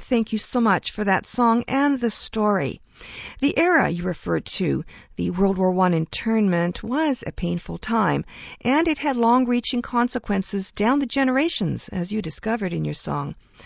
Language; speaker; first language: English; early bilingual, other home language; Ukrainian